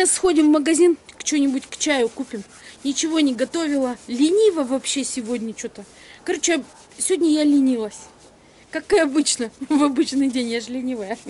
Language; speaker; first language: Russian; native; Russian